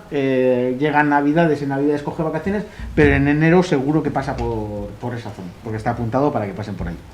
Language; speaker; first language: Spanish; non-native, local second language; Basque